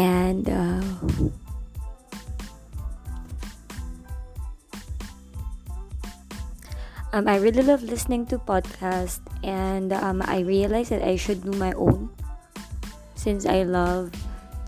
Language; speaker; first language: English; non-native, local second language; Filipino